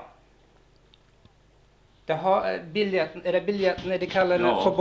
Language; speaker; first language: Swedish; early bilingual, heritage; Swedish